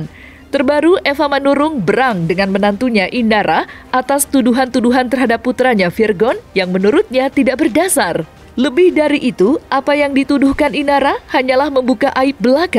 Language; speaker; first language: Indonesian; native; Indonesian